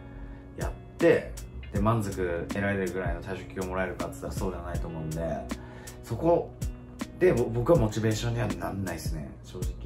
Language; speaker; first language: Japanese; native; Japanese